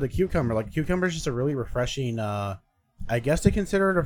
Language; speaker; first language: English; native; English